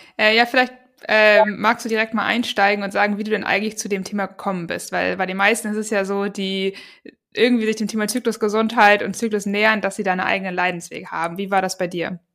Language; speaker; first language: German; native; German